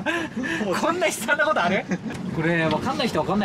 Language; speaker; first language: Japanese; native; Japanese